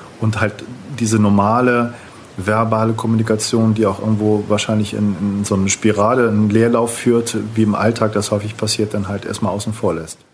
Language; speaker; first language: German; native; German